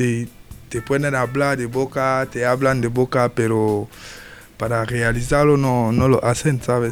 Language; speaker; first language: Spanish; non-native, learner; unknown